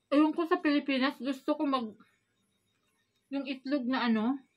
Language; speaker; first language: Filipino; non-native, local second language; Cebuano